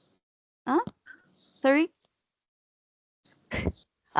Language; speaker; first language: English; non-native, learner; Spanish